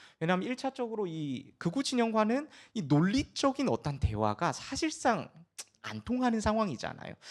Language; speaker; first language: Korean; early bilingual, heritage; Korean